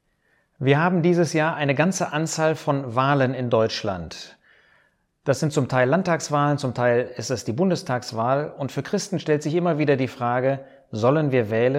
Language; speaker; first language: German; native; German